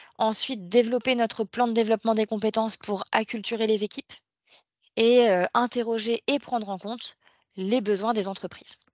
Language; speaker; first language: French; native; French